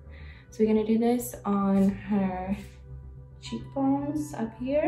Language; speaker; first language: English; non-native, fluent; Swedish